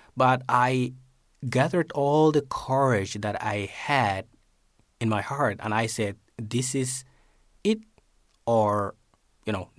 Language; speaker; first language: English; non-native, fluent; Somali